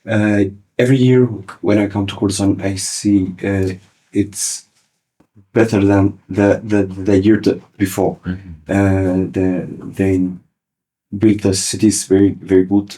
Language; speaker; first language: English; early bilingual, other home language; Kurdish